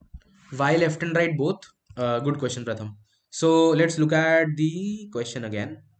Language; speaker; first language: English; non-native, local second language; Hindi